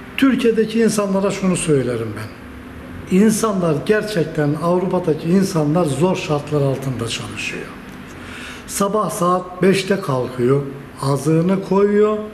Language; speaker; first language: Turkish; native; Turkish